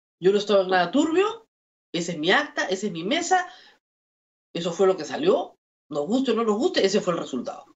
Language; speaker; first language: Spanish; native; Spanish